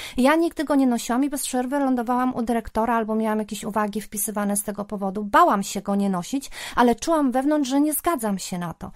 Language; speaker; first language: Polish; native; Polish